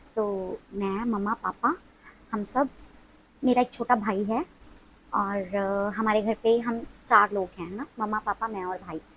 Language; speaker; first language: Hindi; non-native, local second language; Punjabi